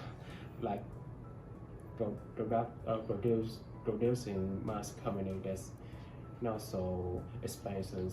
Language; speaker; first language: English; non-native, learner; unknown